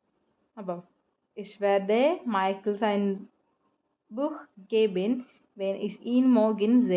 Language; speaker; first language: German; non-native, fluent; Malayalam